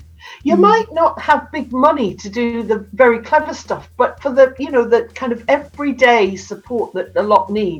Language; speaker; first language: English; native; English